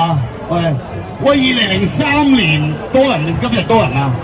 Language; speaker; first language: Cantonese; native; Cantonese